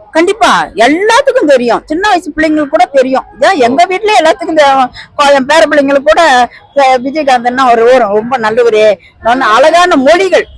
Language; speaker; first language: Tamil; native; Tamil